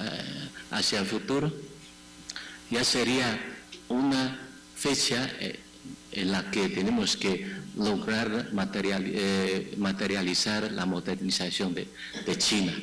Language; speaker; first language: Spanish; non-native, fluent; Chinese